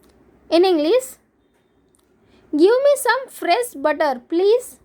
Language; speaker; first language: English; non-native, local second language; Hindi